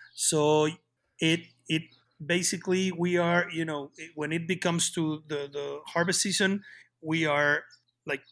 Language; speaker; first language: English; non-native, fluent; Spanish